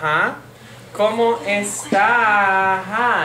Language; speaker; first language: Spanish; non-native, fluent; English